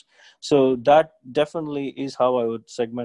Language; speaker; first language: English; non-native, local second language; Tamil